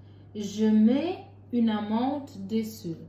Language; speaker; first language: French; non-native, learner; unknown